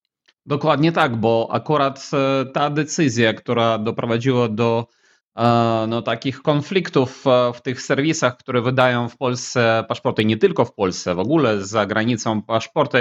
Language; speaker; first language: Polish; non-native, fluent; Ukrainian